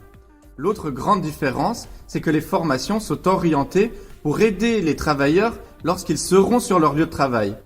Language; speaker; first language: French; native; French